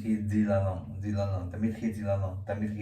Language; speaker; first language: French; non-native, learner; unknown